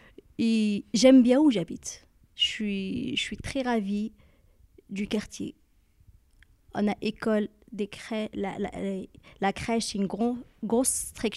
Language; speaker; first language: French; non-native, fluent; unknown